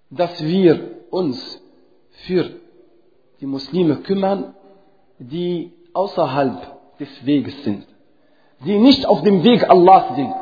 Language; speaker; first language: German; non-native, fluent; Arabic